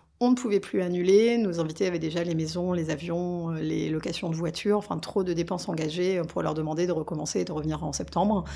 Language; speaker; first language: French; native; French